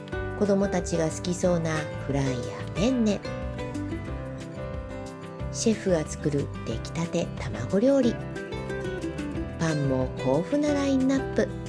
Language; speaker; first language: Japanese; native; Japanese